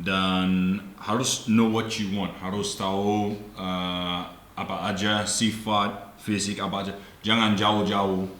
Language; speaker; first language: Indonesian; non-native, learner; English